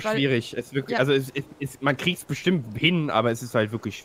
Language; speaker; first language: German; native; German